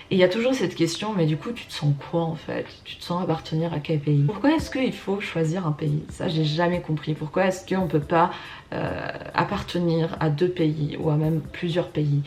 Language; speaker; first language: French; early bilingual, other home language; Russian